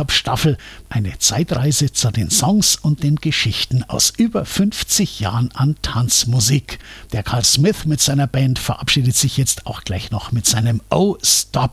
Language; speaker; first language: German; native; German